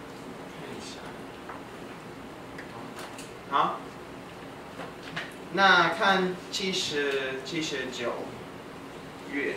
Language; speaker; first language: Chinese; non-native, fluent; English